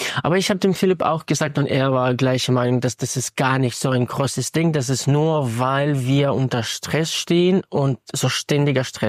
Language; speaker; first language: German; non-native, fluent; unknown